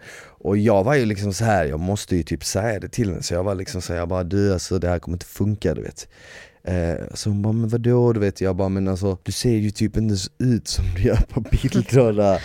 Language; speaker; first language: Swedish; native; Swedish